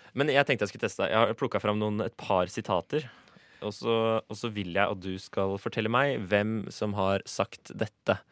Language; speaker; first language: Norwegian; native; Norwegian